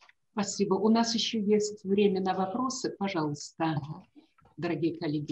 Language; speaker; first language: Russian; native; Russian